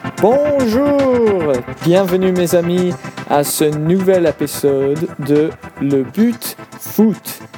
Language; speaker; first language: French; non-native, learner; English